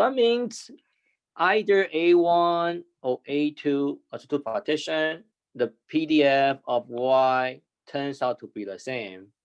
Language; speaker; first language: English; non-native, fluent; Chinese